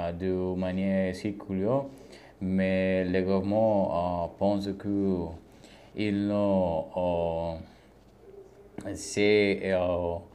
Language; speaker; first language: French; non-native, learner; Spanish